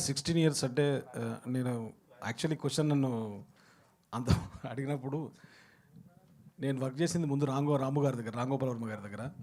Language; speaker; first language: Telugu; native; Telugu